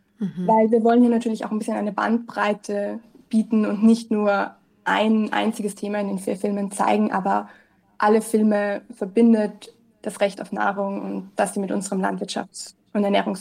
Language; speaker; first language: German; native; German